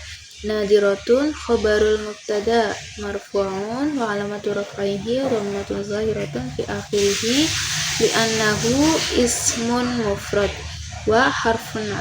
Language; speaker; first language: Arabic; non-native, learner; Indonesian